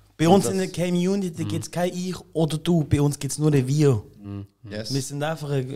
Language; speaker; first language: German; native; German